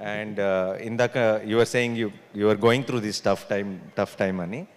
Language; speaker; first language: English; non-native, local second language; Telugu